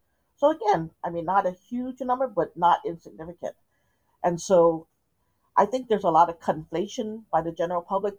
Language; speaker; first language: English; native; English